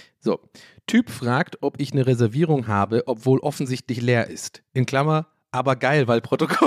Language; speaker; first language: German; native; German